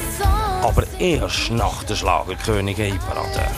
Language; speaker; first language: German; native; German